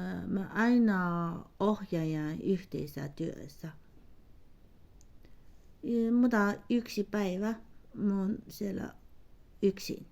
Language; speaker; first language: Finnish; non-native, learner; Chinese